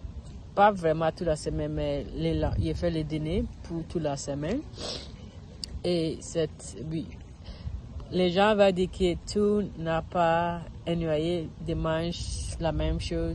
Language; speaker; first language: French; non-native, learner; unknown